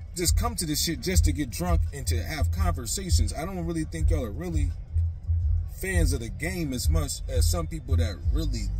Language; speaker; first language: English; native; English